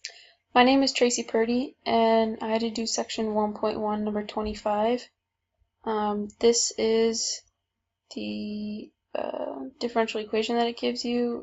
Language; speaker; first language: English; native; English